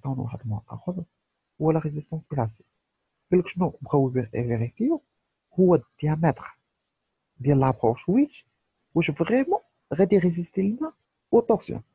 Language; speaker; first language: Arabic; native; Arabic